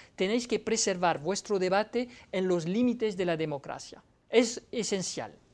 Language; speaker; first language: Spanish; non-native, fluent; French